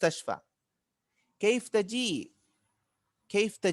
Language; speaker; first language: Arabic; non-native, fluent; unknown